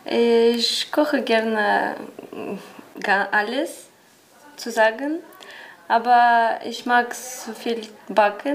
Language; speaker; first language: German; non-native, learner; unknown